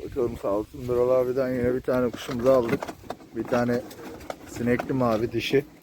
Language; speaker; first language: Turkish; native; Turkish